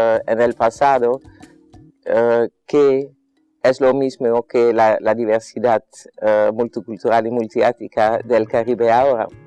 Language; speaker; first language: Spanish; non-native, fluent; Dutch